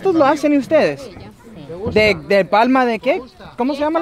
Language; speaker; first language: Spanish; non-native, learner; English